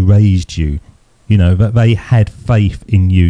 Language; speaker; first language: English; native; English